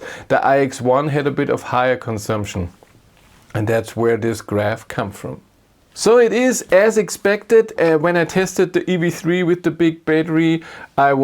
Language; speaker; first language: English; non-native, fluent; German